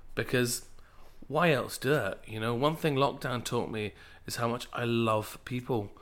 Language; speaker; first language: English; native; English